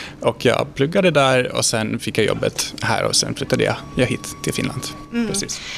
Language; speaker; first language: Swedish; non-native, fluent; Hungarian